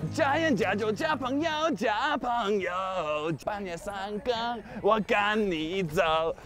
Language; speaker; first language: Chinese; non-native, fluent; English